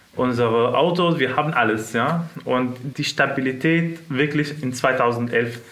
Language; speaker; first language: German; non-native, fluent; Arabic